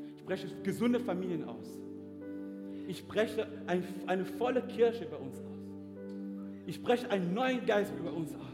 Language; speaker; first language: German; non-native, fluent; French